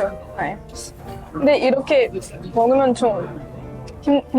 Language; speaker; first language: Korean; non-native, learner; French